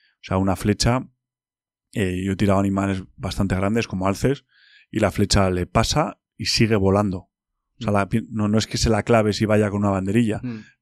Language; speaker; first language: Spanish; native; Spanish